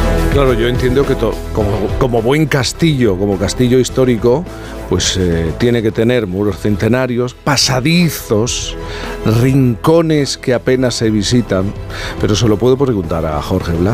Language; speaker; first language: Spanish; native; Spanish